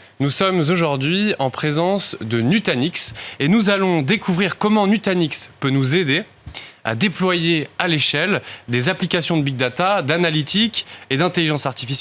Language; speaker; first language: French; native; French